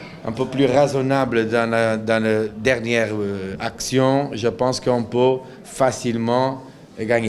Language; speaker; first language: French; non-native, local second language; Arabic